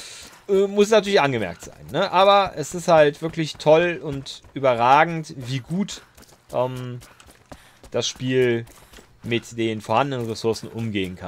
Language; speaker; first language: German; native; German